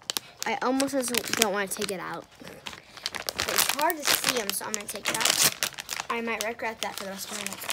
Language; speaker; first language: English; native; English